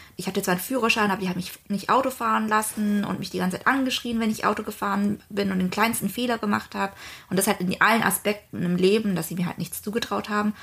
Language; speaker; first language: German; early bilingual, other home language; Vietnamese